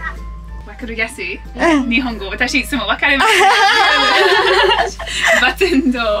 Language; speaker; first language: Japanese; non-native, learner; English